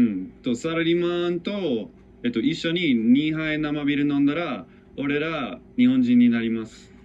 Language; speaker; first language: Japanese; non-native, learner; English